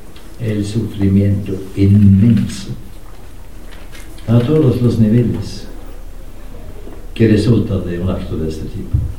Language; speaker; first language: Spanish; non-native, fluent; Norwegian